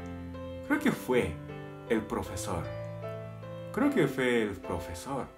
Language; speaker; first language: Spanish; non-native, fluent; Japanese